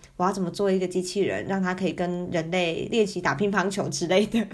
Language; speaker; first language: Chinese; native; Chinese